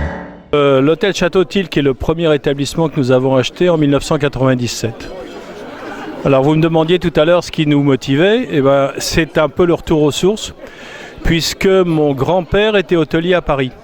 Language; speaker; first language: French; native; French